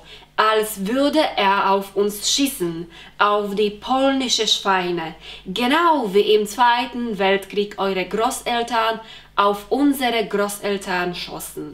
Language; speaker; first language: German; non-native, fluent; Polish